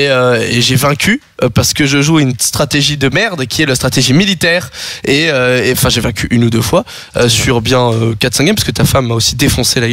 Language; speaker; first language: French; native; French